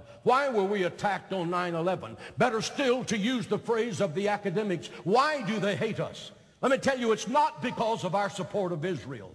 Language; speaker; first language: English; native; English